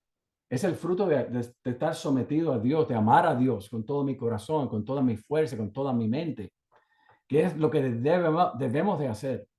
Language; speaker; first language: Spanish; native; Spanish